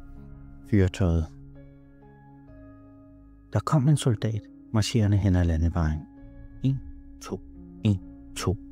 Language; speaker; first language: Danish; native; Danish